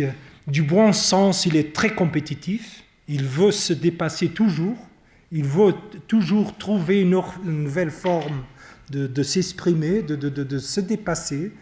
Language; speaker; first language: French; non-native, fluent; Portuguese